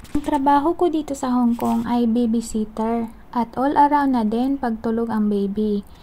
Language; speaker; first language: Filipino; non-native, local second language; Cebuano